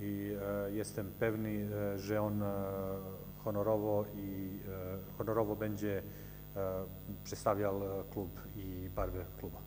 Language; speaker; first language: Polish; non-native, learner; Serbian